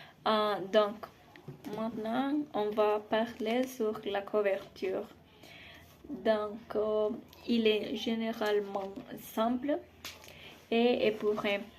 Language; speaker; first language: French; non-native, learner; Spanish